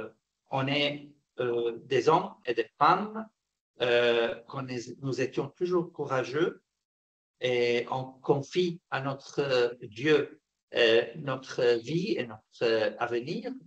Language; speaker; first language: French; non-native, fluent; Arabic